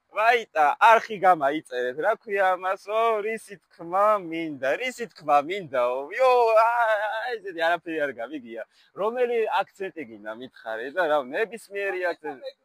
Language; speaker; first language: Georgian; early bilingual, other home language; English